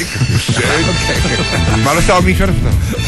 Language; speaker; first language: Dutch; native; Dutch